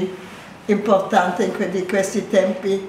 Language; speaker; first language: Italian; non-native, fluent; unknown